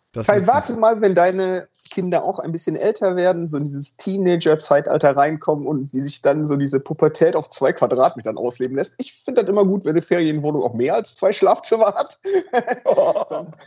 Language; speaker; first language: German; native; German